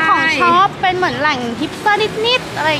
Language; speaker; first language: Thai; native; Thai